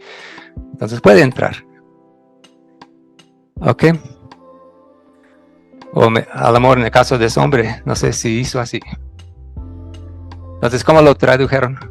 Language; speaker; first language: Spanish; non-native, fluent; English